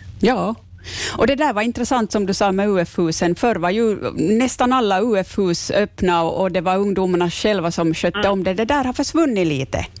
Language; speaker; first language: Swedish; native; Swedish